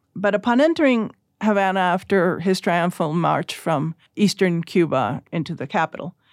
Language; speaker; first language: English; early bilingual, other home language; Spanish